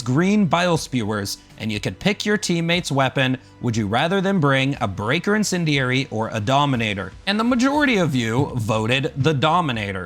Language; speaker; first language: English; native; English